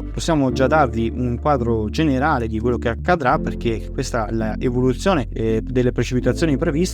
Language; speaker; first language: Italian; native; Italian